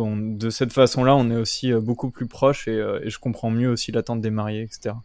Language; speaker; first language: French; native; French